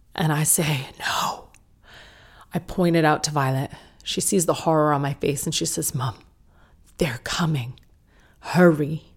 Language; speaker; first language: English; native; English